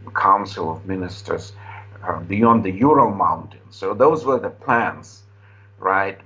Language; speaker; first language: English; non-native, fluent; Romanian